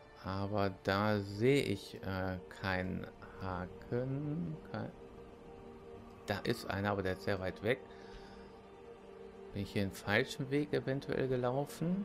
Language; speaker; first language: German; native; German